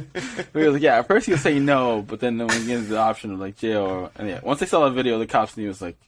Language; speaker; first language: English; native; English